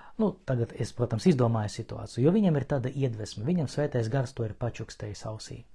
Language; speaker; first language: Latvian; non-native, local second language; Russian